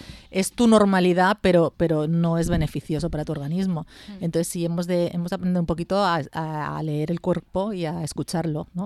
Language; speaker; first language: Spanish; native; Spanish